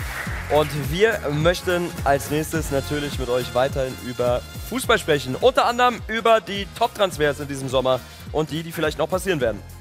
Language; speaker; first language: German; native; German